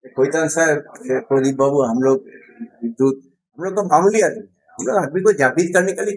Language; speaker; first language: Hindi; non-native, local second language; Bangla